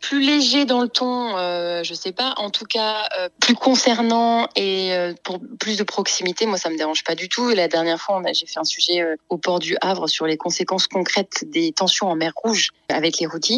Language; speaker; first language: French; native; French